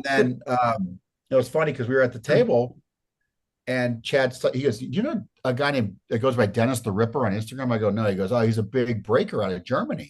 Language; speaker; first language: English; native; English